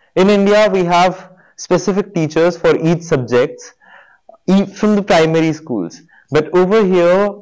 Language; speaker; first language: English; non-native, local second language; Hindi